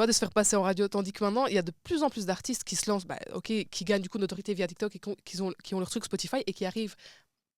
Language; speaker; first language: French; native; French